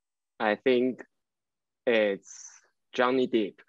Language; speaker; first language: English; non-native, learner; Chinese